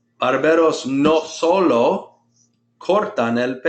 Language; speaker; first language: Spanish; non-native, fluent; English